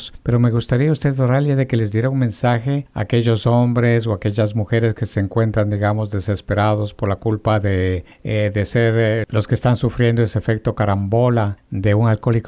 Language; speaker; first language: Spanish; native; Spanish